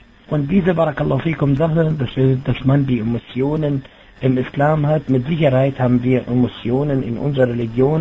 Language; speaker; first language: German; non-native, fluent; Arabic